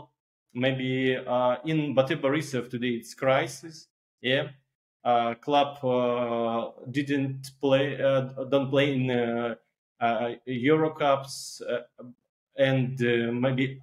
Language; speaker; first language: English; non-native, learner; Belarusian